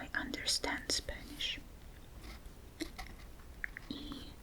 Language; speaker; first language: English; non-native, fluent; Russian